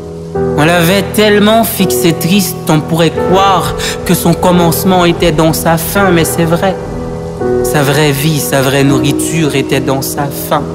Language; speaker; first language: French; non-native, local second language; Haitian Creole